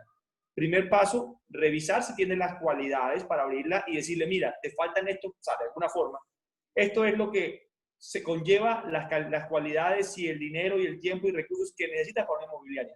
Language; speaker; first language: Spanish; native; Spanish